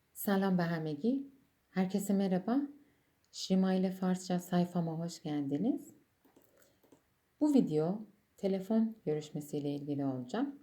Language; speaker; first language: Turkish; non-native, fluent; Persian